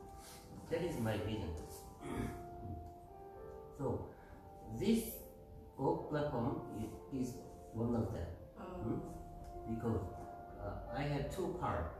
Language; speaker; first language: English; non-native, learner; Korean